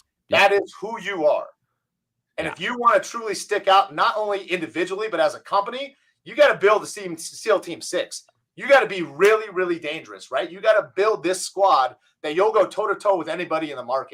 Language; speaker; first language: English; native; English